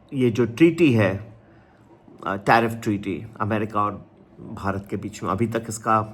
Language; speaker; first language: Hindi; native; Hindi